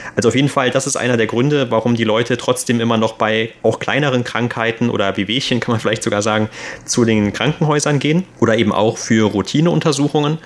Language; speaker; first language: German; native; German